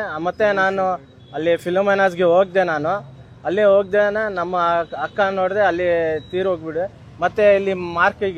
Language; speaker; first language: Kannada; non-native, local second language; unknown